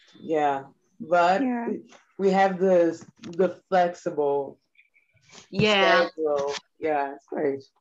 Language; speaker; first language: English; non-native, learner; Portuguese